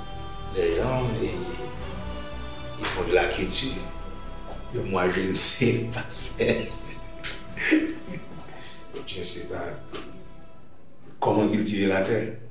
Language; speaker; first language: French; non-native, local second language; Haitian Creole